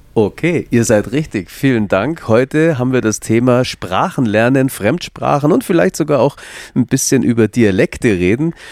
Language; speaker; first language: German; native; German